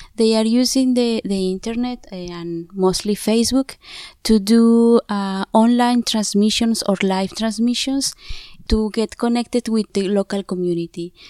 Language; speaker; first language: English; non-native, fluent; Zapotec